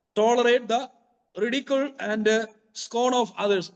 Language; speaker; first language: English; non-native, local second language; Malayalam